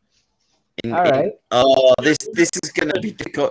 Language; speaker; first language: English; native; English